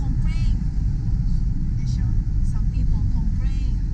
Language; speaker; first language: English; non-native, learner; Japanese